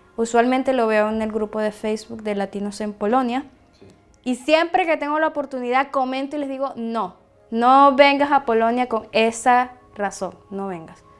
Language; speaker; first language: Spanish; native; Spanish